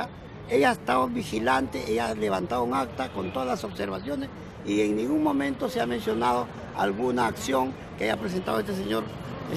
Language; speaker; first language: Spanish; native; Spanish